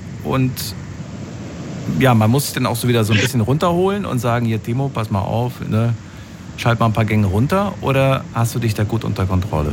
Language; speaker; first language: German; native; German